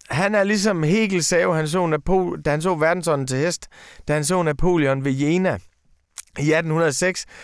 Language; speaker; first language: Danish; native; Danish